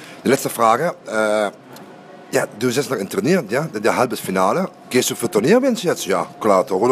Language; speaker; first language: German; non-native, learner; Dutch